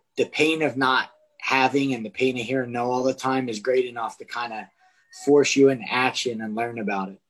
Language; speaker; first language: English; native; English